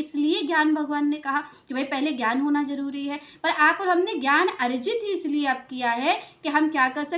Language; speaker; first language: Hindi; native; Hindi